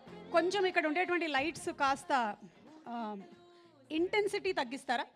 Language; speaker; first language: Telugu; native; Telugu